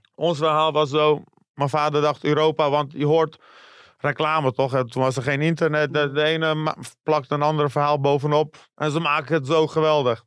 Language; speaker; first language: Dutch; early bilingual, other home language; Persian